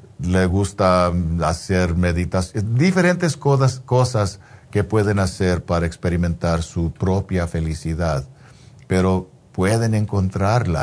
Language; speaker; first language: Spanish; non-native, fluent; English